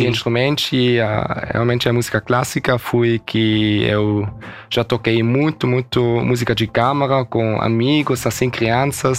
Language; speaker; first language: Portuguese; early bilingual, heritage; Portuguese